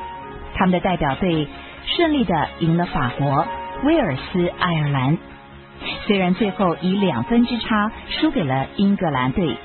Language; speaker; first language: Chinese; native; Chinese